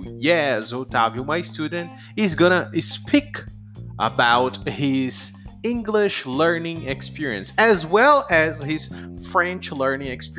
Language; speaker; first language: English; non-native, fluent; Portuguese